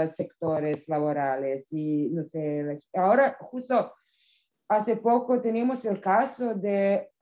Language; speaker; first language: Spanish; non-native, fluent; Serbian